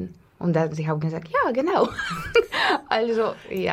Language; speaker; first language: German; non-native, learner; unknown